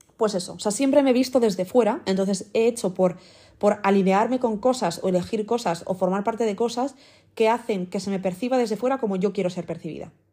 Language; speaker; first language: Spanish; early bilingual, other home language; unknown